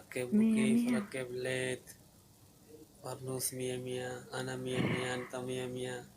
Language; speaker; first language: Arabic; non-native, learner; Oromo